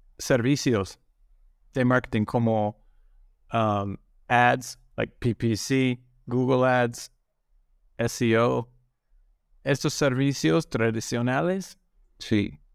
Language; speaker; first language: Spanish; non-native, learner; English